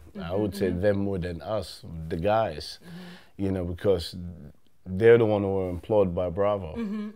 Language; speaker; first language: English; native; English